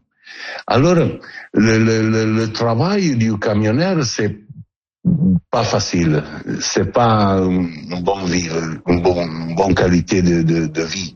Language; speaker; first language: French; non-native, learner; Italian